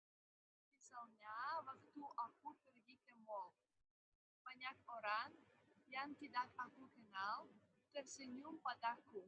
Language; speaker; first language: Indonesian; non-native, fluent; Russian